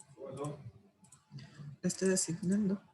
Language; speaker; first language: Spanish; native; Spanish